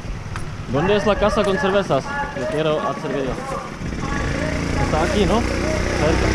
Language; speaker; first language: Spanish; non-native, learner; Czech